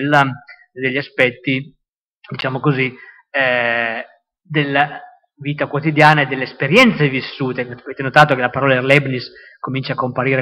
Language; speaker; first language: Italian; native; Italian